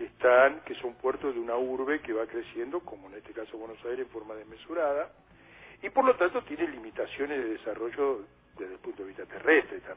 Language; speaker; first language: Spanish; native; Spanish